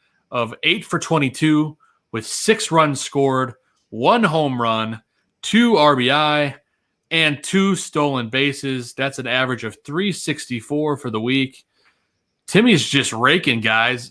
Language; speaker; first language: English; native; English